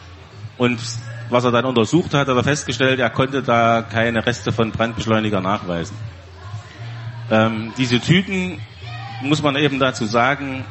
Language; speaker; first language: German; native; German